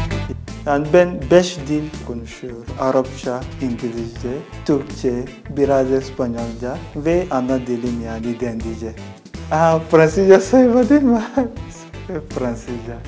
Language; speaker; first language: Turkish; non-native, fluent; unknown